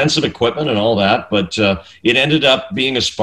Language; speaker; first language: English; native; English